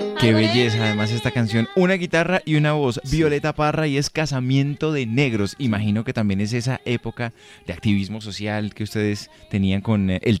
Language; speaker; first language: Spanish; native; Spanish